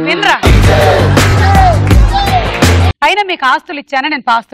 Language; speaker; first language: Telugu; native; Telugu